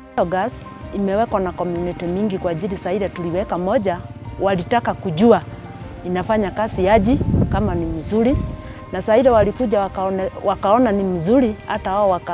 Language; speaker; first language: Swahili; non-native, local second language; Meru